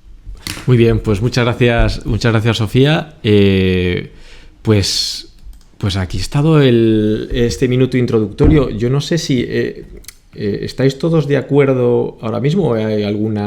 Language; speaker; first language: Spanish; native; Spanish